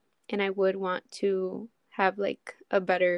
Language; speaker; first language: English; native; English